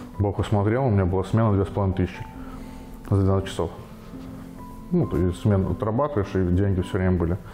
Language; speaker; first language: Russian; native; Russian